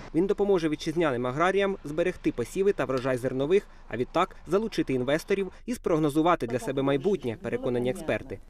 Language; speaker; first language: Ukrainian; native; Ukrainian